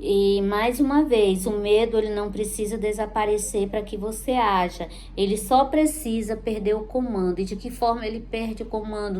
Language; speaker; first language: Portuguese; native; Portuguese